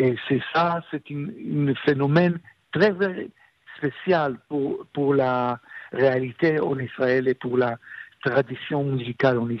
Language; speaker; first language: French; non-native, fluent; Hebrew